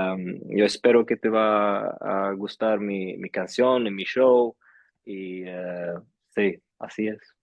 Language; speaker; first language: Spanish; early bilingual, heritage; Swedish